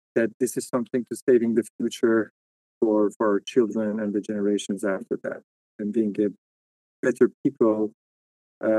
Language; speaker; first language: English; non-native, fluent; Persian